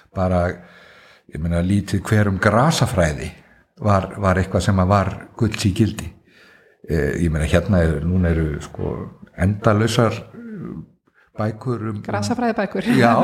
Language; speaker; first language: Icelandic; native; Icelandic